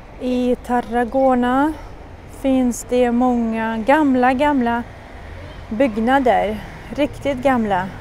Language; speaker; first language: Swedish; non-native, fluent; Russian